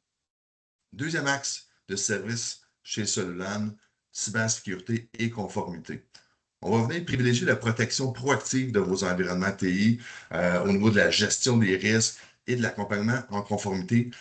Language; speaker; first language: French; native; French